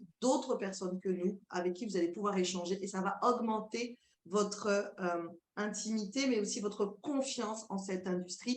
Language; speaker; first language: French; native; French